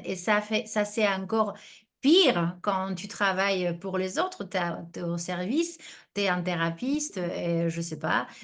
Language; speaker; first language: French; non-native, fluent; Spanish